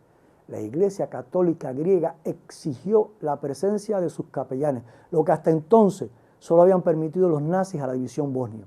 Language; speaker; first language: Spanish; native; Spanish